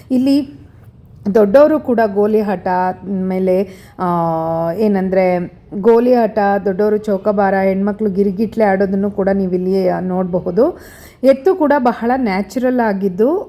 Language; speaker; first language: Kannada; native; Kannada